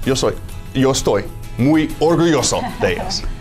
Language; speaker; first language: Spanish; non-native, fluent; English